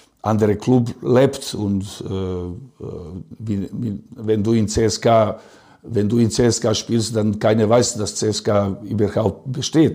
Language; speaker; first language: German; non-native, learner; Serbian